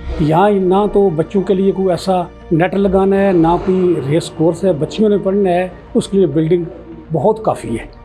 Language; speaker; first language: Urdu; non-native, local second language; Punjabi